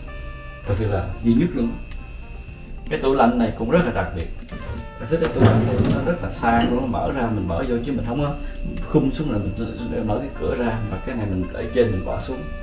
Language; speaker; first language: Vietnamese; native; Vietnamese